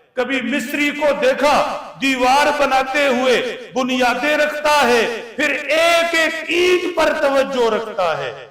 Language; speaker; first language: Urdu; non-native, local second language; Punjabi